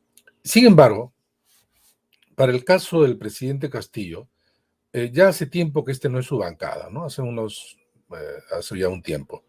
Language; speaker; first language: Spanish; native; Spanish